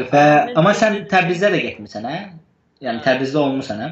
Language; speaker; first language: Azerbaijani; non-native, fluent; Turkish